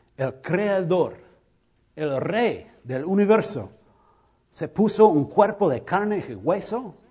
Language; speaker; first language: Spanish; non-native, learner; English